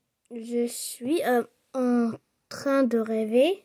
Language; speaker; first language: French; non-native, local second language; Arabic